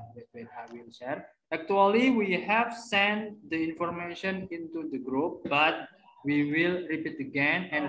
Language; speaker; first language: English; non-native, learner; Indonesian